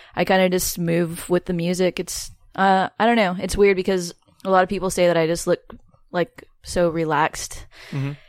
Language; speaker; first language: English; native; English